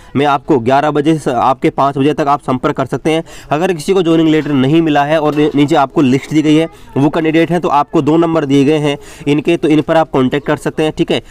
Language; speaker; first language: Hindi; native; Hindi